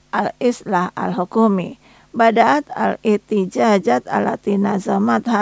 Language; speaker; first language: Arabic; non-native, fluent; Indonesian